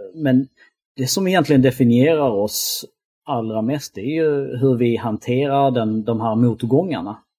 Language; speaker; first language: Swedish; early bilingual, other home language; Albanian